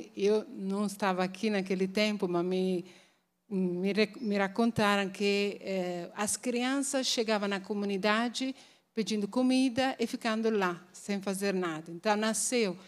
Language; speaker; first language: Portuguese; non-native, fluent; Italian